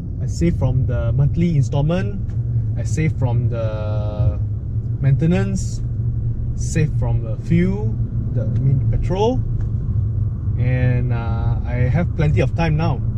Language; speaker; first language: English; non-native, local second language; Min Nan Chinese